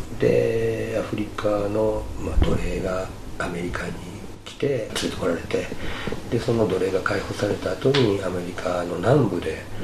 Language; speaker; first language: Japanese; native; Japanese